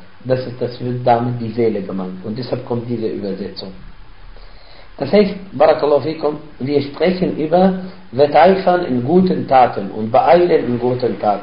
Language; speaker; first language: German; non-native, fluent; Arabic